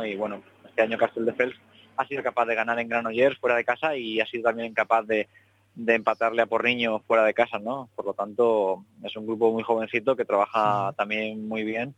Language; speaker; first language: Spanish; native; Spanish